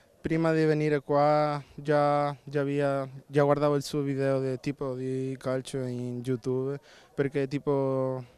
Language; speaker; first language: Italian; non-native, learner; Portuguese